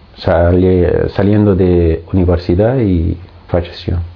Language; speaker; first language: Spanish; non-native, fluent; Arabic